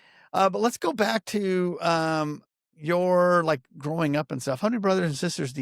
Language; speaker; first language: English; native; English